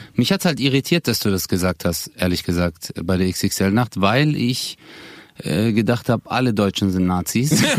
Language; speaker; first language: German; native; German